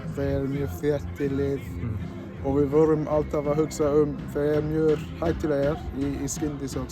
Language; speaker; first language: Icelandic; non-native, learner; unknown